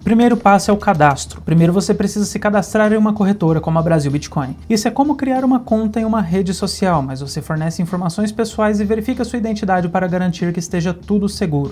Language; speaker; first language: Portuguese; native; Portuguese